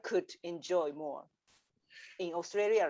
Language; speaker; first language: English; non-native, learner; Japanese